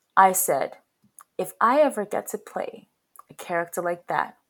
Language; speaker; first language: English; native; English